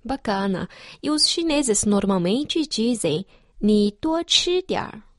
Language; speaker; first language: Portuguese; non-native, fluent; Chinese